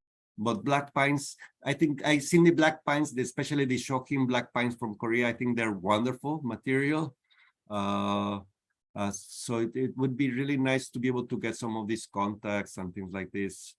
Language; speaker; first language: English; non-native, fluent; Spanish